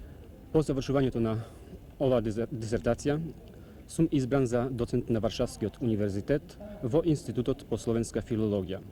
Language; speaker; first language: Macedonian; non-native, fluent; Polish